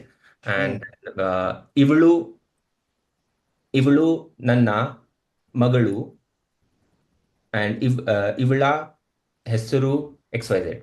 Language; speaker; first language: Kannada; non-native, learner; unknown